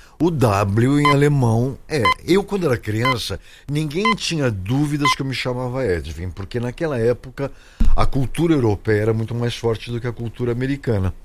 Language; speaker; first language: Portuguese; native; Portuguese